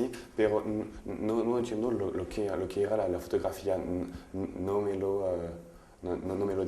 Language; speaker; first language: Spanish; non-native, learner; French